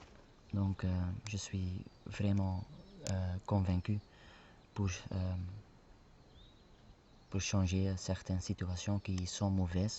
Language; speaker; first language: French; non-native, fluent; Spanish